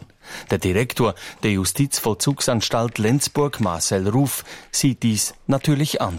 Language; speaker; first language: German; native; German